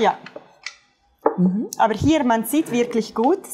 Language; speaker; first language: German; non-native, fluent; Italian